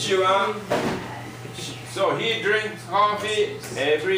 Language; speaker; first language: English; non-native, learner; Japanese